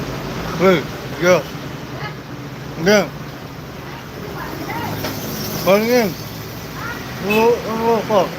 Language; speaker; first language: Indonesian; non-native, local second language; Balinese